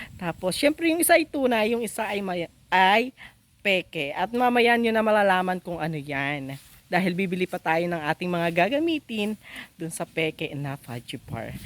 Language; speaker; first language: Filipino; native; Filipino